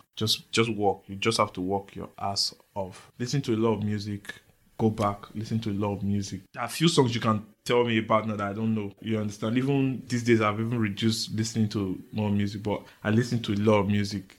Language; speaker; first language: English; non-native, local second language; Bini